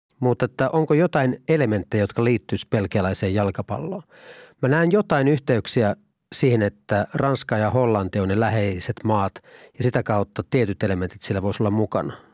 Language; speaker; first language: Finnish; native; Finnish